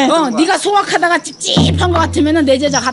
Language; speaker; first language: Korean; native; Korean